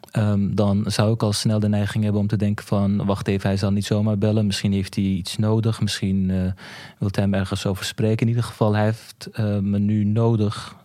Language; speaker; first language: Dutch; early bilingual, other home language; Turkish